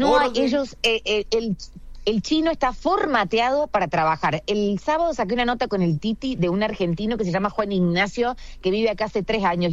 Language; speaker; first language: Spanish; native; Spanish